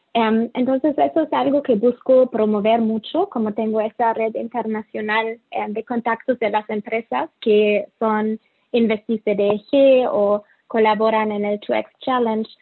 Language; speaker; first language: Spanish; non-native, fluent; German